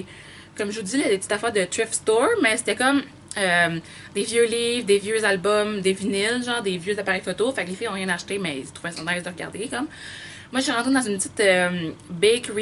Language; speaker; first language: French; native; French